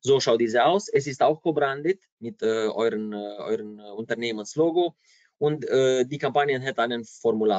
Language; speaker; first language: German; non-native, fluent; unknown